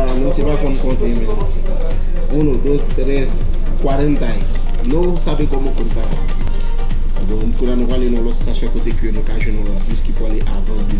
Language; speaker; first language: Spanish; non-native, learner; Haitian Creole